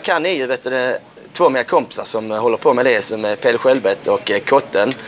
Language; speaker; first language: Swedish; native; Swedish